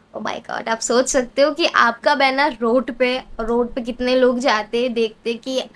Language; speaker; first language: Hindi; non-native, local second language; Bangla